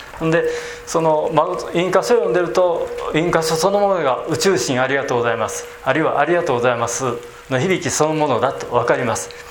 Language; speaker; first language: Japanese; native; Japanese